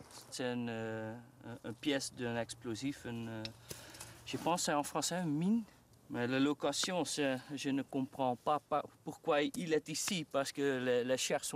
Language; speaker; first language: French; non-native, learner; Dutch